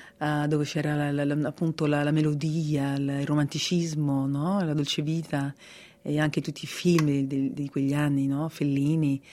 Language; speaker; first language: Italian; early bilingual, heritage; Italian